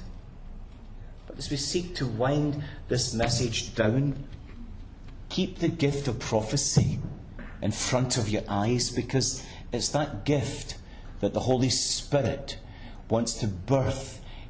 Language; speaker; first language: English; native; English